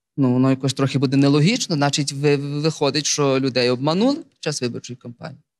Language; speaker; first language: Ukrainian; native; Ukrainian